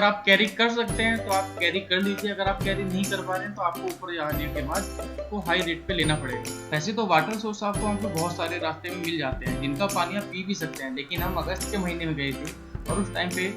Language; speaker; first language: Hindi; native; Hindi